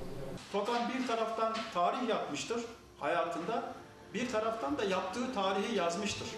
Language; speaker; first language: Turkish; native; Turkish